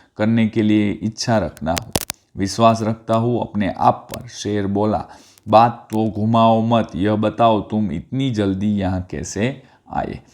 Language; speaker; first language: Hindi; non-native, local second language; Gujarati